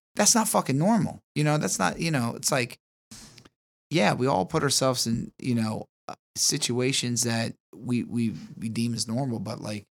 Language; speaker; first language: English; native; English